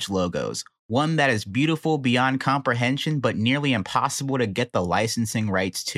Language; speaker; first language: English; native; English